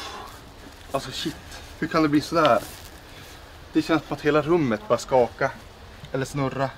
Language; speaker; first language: Swedish; native; Swedish